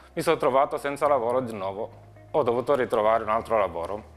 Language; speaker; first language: Italian; non-native, fluent; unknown